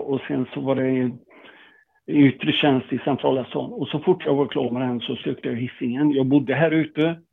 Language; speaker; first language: Swedish; native; Swedish